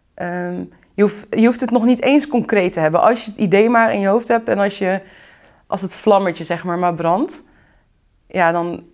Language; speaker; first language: Dutch; early bilingual, other home language; Arabic